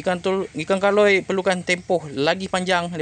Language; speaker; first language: Malay; native; Malay